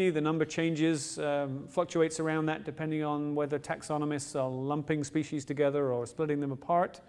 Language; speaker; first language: English; native; English